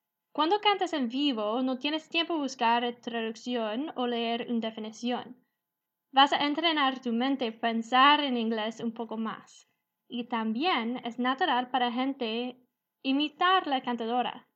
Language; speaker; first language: Spanish; non-native, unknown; English